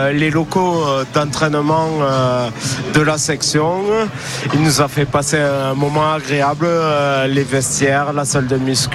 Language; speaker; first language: French; native; French